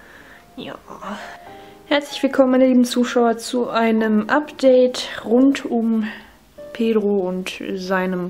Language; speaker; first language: German; native; German